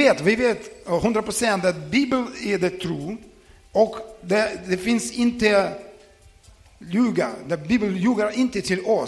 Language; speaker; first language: Swedish; non-native, learner; Ukrainian